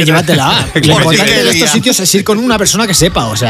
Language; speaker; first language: Spanish; native; Spanish